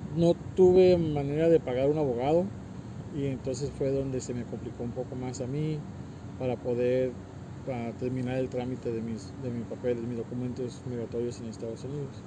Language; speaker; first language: Spanish; early bilingual, heritage; Spanish